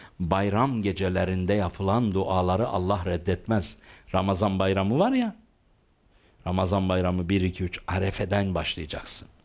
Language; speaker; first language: Turkish; native; Turkish